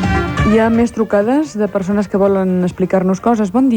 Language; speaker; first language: Catalan; native; Catalan